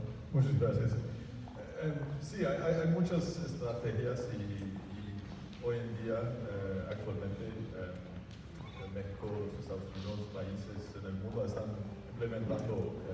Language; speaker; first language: Spanish; non-native, fluent; English